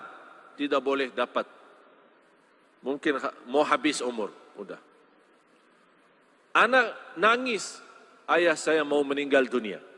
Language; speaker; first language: Indonesian; non-native, fluent; Arabic